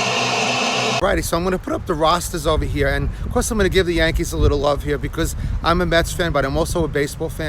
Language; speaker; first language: English; native; English